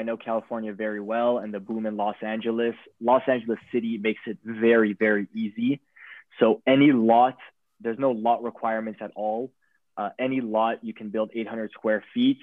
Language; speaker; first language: English; native; English